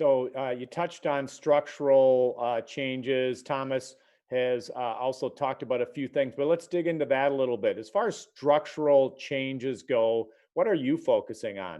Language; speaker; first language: English; native; English